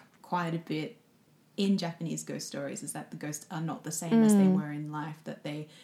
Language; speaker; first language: English; native; English